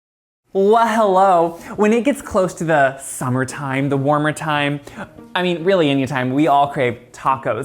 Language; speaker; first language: English; native; English